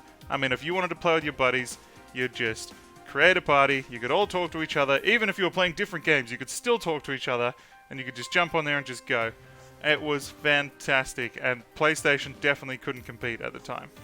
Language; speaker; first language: English; native; English